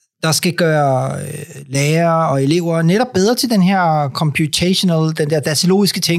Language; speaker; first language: Danish; native; Danish